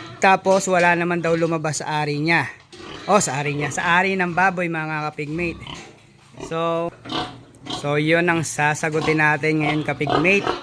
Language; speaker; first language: Filipino; native; Filipino